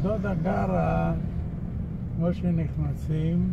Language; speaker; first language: Hebrew; non-native, fluent; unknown